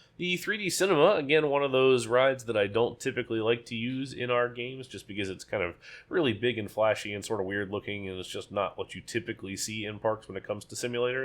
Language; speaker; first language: English; native; English